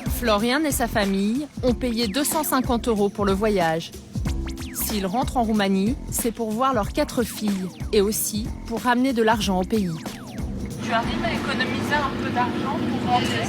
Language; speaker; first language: French; native; French